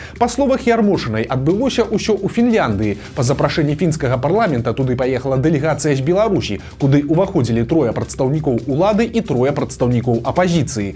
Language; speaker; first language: Belarusian; native; Belarusian